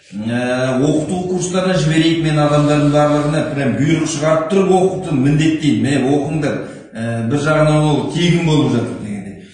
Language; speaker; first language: Kazakh; native; Kazakh